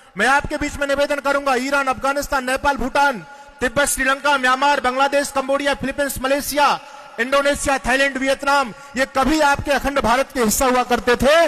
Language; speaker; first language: Hindi; non-native, local second language; Marathi